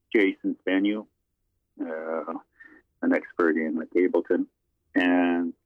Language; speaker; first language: English; non-native, fluent; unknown